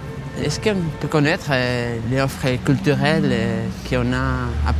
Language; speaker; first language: French; non-native, fluent; Spanish